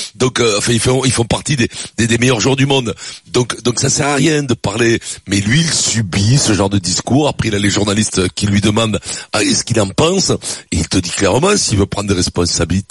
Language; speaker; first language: French; native; French